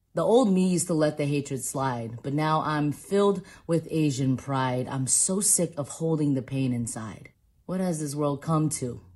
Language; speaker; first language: English; early bilingual, other home language; Chinese